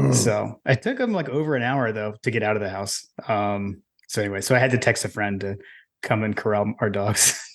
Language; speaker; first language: English; native; English